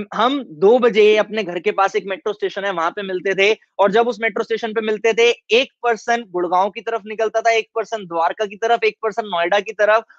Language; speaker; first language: Hindi; native; Hindi